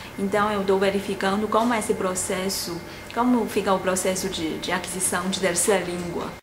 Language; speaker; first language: Portuguese; non-native, fluent; Chinese